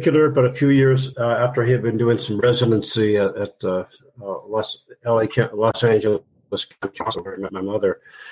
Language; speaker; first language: English; native; English